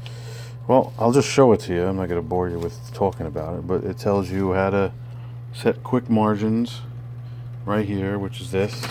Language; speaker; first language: English; native; English